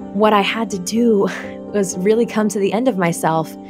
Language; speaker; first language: English; native; English